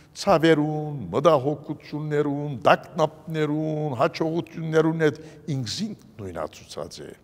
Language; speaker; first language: Armenian; early bilingual, heritage; Armenian